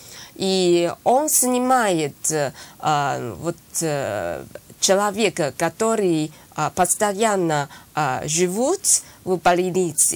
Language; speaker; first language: Russian; non-native, learner; Chinese